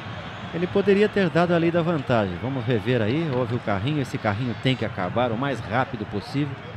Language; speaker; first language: Portuguese; native; Portuguese